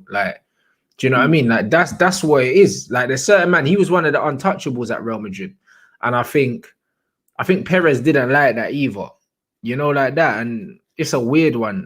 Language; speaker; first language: English; native; English